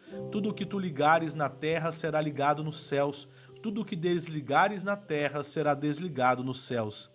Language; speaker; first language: Portuguese; native; Portuguese